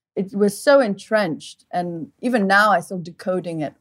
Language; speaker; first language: English; early bilingual, other home language; Portuguese